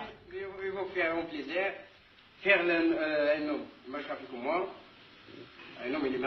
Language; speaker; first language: French; non-native, learner; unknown